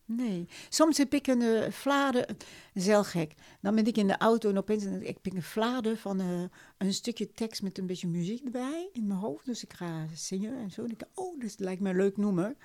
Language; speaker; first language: Dutch; non-native, fluent; French